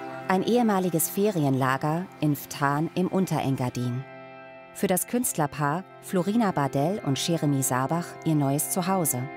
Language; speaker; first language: German; native; German